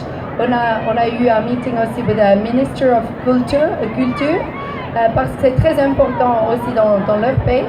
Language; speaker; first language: French; non-native, learner; English